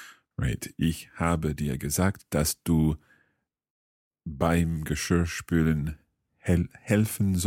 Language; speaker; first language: German; non-native, learner; English